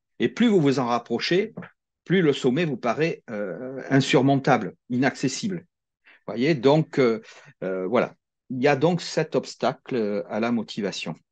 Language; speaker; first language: French; native; French